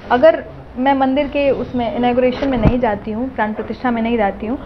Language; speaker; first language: Hindi; native; Hindi